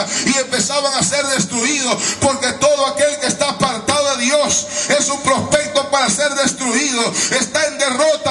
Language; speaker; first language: Spanish; native; Spanish